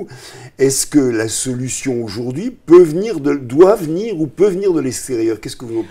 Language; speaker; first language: French; native; French